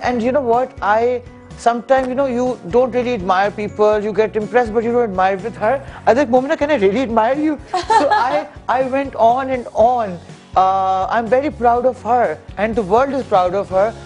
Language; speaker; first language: English; non-native, local second language; Urdu